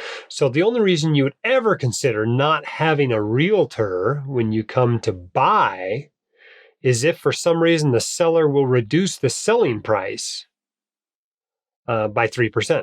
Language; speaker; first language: English; native; English